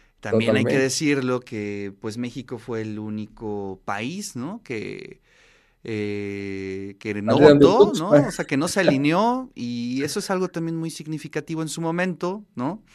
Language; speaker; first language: Spanish; native; Spanish